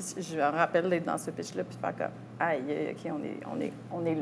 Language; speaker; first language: French; native; French